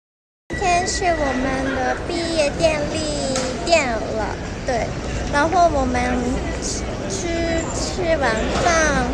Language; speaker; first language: Chinese; non-native, learner; Japanese